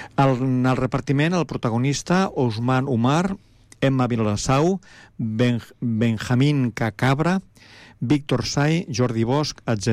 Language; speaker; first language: Catalan; native; Catalan